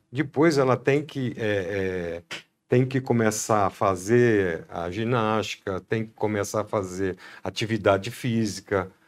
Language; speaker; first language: Portuguese; native; Portuguese